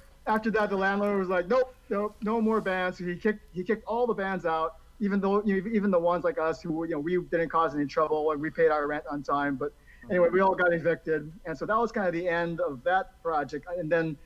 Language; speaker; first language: English; native; English